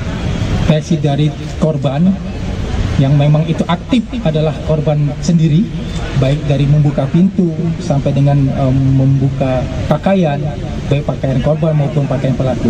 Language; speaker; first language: Indonesian; native; Indonesian